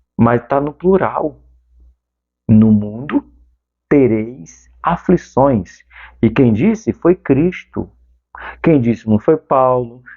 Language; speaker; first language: Portuguese; native; Portuguese